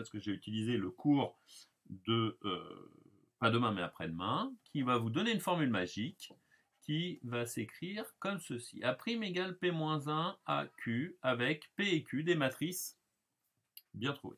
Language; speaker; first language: French; native; French